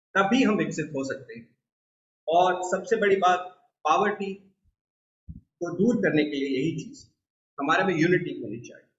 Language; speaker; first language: Hindi; non-native, local second language; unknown